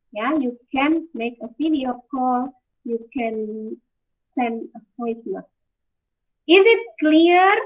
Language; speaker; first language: English; non-native, fluent; Indonesian